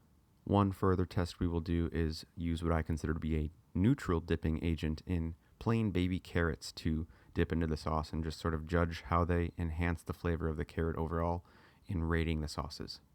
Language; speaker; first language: English; native; English